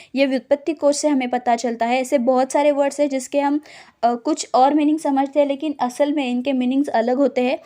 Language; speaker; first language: Hindi; non-native, local second language; Marathi